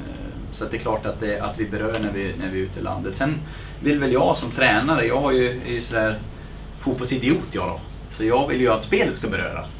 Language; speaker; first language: Swedish; native; Swedish